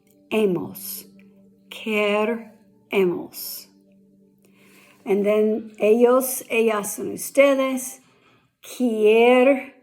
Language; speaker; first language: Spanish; non-native, fluent; English